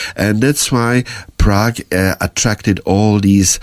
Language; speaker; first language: English; non-native, fluent; Czech